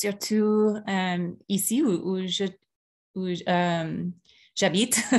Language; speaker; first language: French; non-native, fluent; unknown